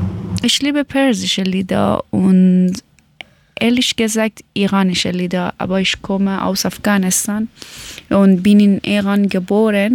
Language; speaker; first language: German; non-native, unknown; Persian